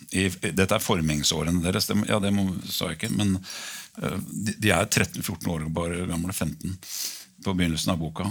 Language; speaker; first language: Norwegian; native; Norwegian